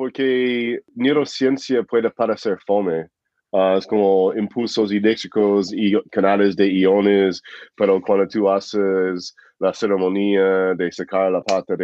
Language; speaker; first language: Spanish; non-native, fluent; English